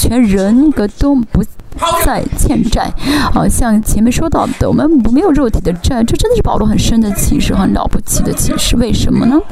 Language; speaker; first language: Chinese; non-native, fluent; Korean